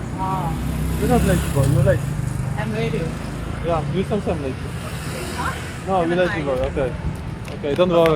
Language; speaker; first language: English; non-native, learner; Polish